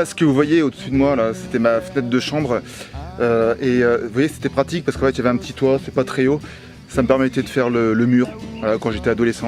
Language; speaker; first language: French; native; French